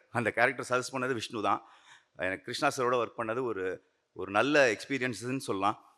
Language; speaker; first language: Tamil; native; Tamil